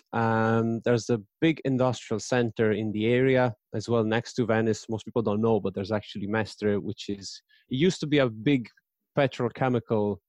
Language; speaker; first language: English; non-native, fluent; Italian